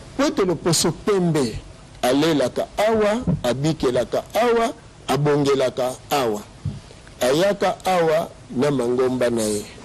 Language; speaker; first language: Lingala; non-native, local second language; Kongo